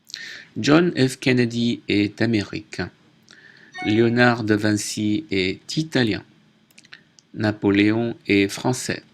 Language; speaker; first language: French; native; French